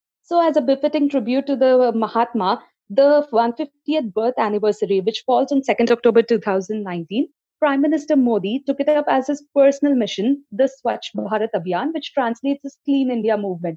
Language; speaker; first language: English; non-native, local second language; Telugu